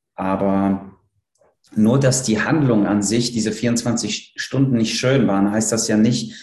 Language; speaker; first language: German; early bilingual, other home language; Polish